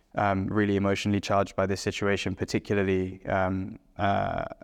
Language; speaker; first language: English; native; English